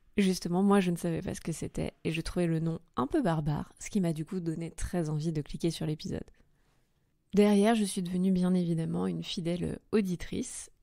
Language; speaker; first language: French; native; French